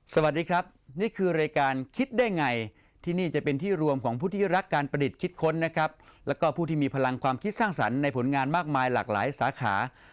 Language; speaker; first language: Thai; native; Thai